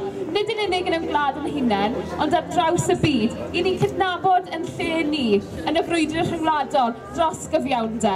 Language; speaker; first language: Welsh; native; Welsh